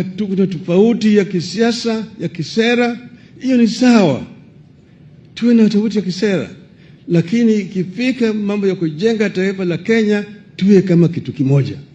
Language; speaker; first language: Swahili; non-native, local second language; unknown